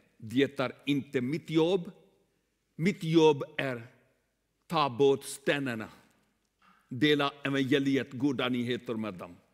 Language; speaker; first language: Swedish; non-native, learner; Urdu